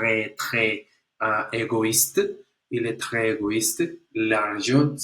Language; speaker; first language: French; non-native, learner; Spanish